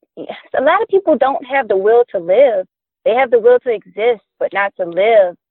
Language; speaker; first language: English; native; English